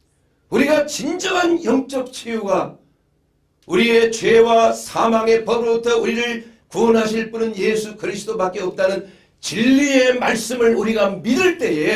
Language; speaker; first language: Korean; native; Korean